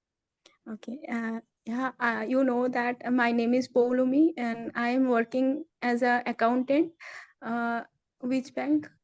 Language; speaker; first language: English; non-native, learner; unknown